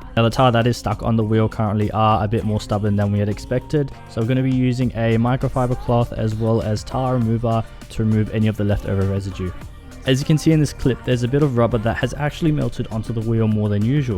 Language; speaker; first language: English; native; English